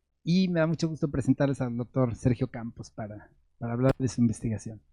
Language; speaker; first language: Spanish; native; Spanish